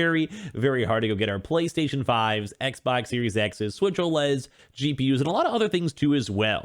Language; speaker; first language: English; native; English